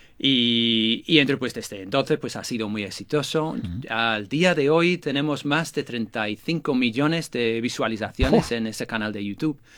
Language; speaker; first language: Spanish; non-native, fluent; English